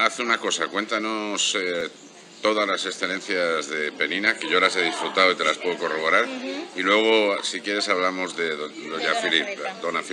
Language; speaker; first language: Spanish; native; Spanish